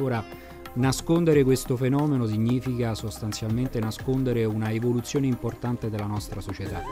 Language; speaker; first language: Italian; native; Italian